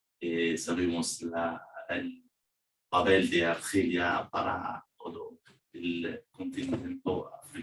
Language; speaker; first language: Spanish; non-native, learner; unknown